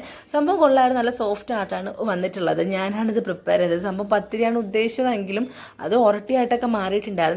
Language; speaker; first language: Malayalam; native; Malayalam